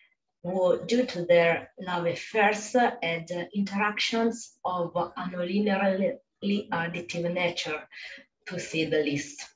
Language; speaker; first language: English; non-native, fluent; Italian